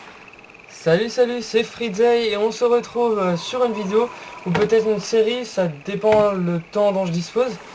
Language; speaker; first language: French; native; French